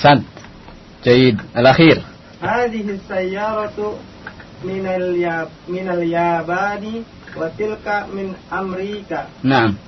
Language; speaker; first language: Arabic; non-native, fluent; Indonesian